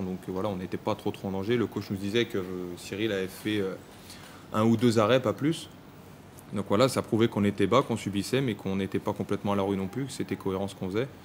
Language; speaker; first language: French; native; French